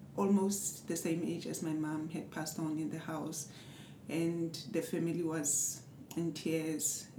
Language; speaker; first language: English; non-native, local second language; Southern Sotho